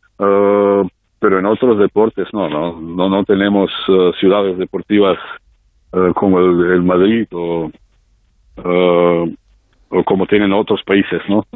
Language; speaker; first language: Spanish; non-native, fluent; Slovenian